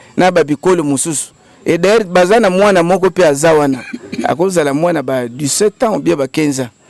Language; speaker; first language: Lingala; non-native, local second language; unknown